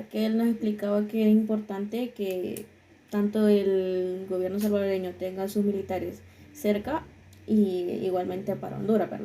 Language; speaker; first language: Spanish; native; Spanish